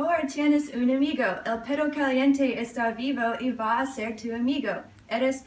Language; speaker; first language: Spanish; non-native, learner; English